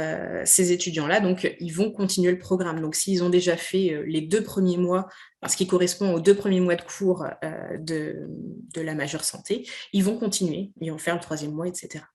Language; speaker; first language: French; native; French